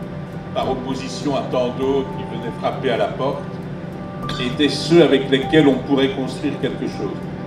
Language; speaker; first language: French; native; French